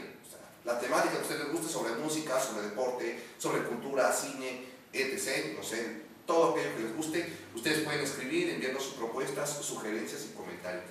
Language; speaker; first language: Spanish; native; Spanish